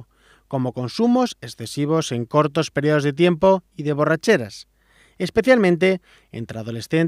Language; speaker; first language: Spanish; native; Spanish